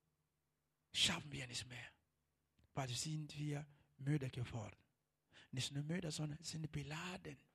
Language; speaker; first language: German; non-native, learner; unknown